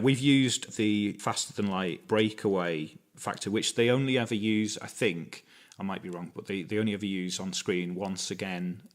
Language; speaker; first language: English; native; English